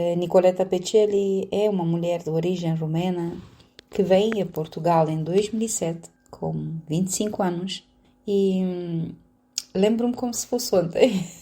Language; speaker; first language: Portuguese; non-native, fluent; Romanian